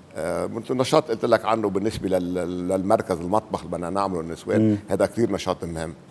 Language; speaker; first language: Arabic; native; Arabic